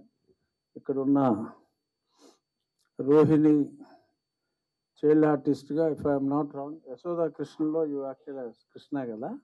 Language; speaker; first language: Telugu; native; Telugu